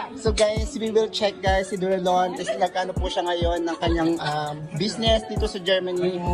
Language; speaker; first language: Filipino; native; Filipino